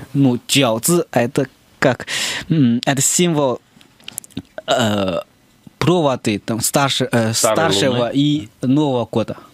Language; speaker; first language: Russian; non-native, fluent; Chinese